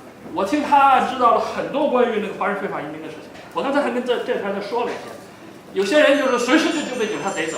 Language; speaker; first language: Chinese; native; Chinese